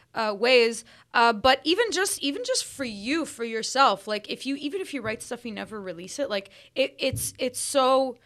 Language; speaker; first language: English; early bilingual, other home language; Arabic